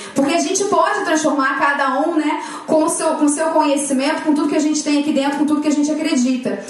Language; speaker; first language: Portuguese; native; Portuguese